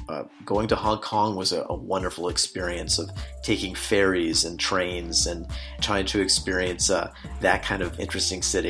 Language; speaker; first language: English; native; English